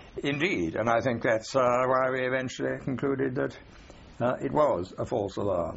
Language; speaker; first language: English; native; English